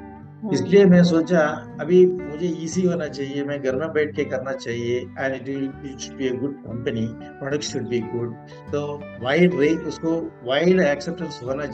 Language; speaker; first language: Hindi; non-native, local second language; Malayalam